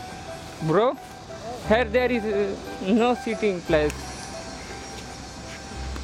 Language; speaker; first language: English; non-native, learner; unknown